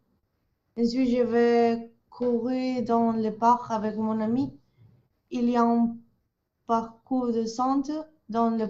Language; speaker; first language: French; non-native, learner; Spanish